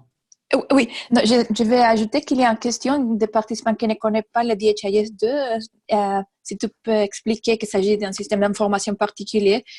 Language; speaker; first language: French; non-native, fluent; Spanish